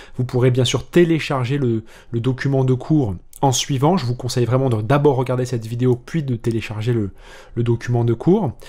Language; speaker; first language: French; native; French